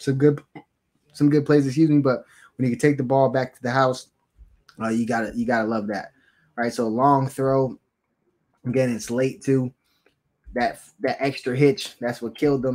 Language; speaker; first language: English; native; English